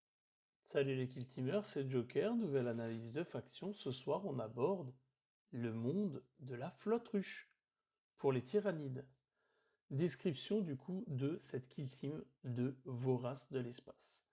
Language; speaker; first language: French; native; French